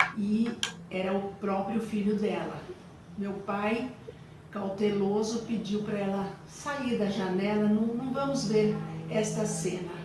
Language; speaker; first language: Portuguese; early bilingual, other home language; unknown